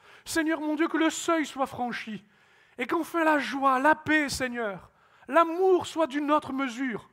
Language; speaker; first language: French; native; French